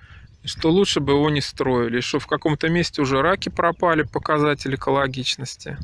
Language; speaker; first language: Russian; native; Russian